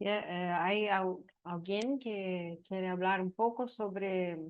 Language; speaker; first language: Spanish; non-native, learner; Portuguese